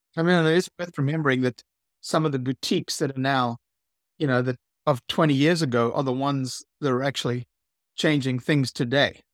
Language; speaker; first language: English; native; English